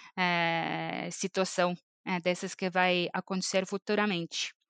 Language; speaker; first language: Portuguese; non-native, fluent; Estonian